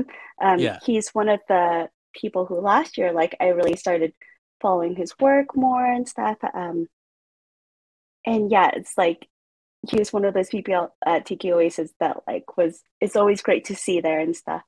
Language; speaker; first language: English; native; English